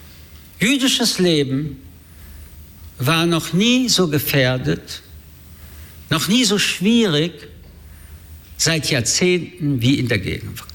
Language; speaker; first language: German; early bilingual, other home language; French